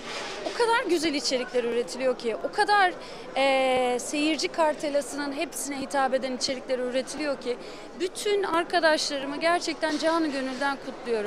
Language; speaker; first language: Turkish; native; Turkish